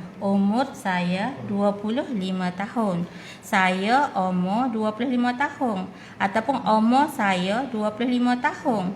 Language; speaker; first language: Malay; native; Malay